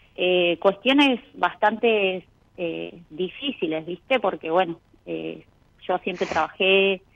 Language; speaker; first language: Spanish; native; Spanish